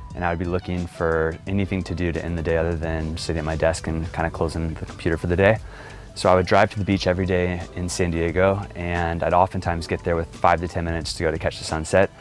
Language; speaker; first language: English; native; English